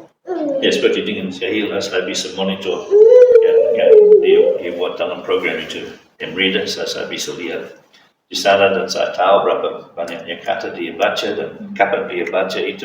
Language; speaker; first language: Indonesian; non-native, fluent; English